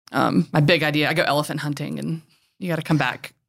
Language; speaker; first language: English; native; English